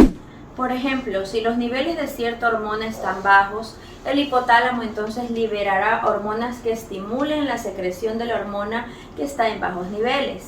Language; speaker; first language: Spanish; native; Spanish